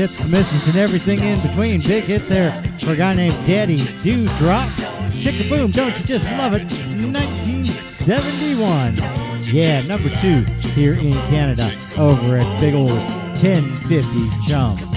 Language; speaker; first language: English; native; English